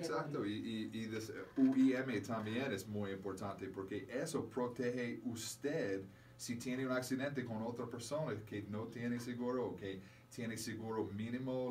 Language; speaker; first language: Spanish; non-native, learner; English